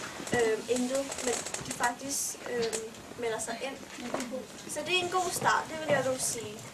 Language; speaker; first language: Danish; early bilingual, other home language; Vietnamese